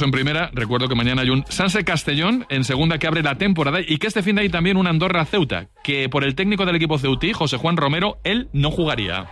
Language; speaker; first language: Spanish; native; Spanish